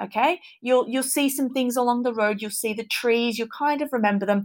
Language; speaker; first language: English; native; English